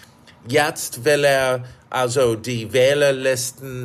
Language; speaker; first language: German; non-native, fluent; English